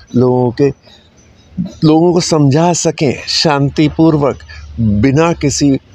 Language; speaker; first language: Hindi; native; Hindi